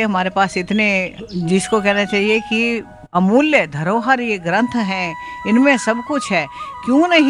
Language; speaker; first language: Hindi; native; Hindi